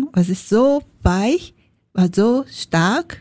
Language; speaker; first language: German; non-native, learner; Japanese